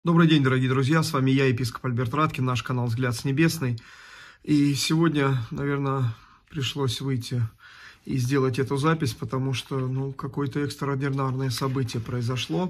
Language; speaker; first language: Russian; native; Russian